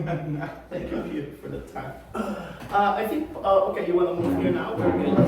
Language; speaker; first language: English; non-native, local second language; Portuguese